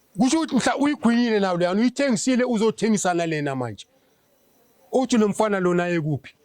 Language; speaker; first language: Zulu; native; Zulu